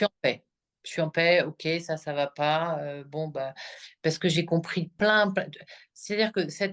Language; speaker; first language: French; native; French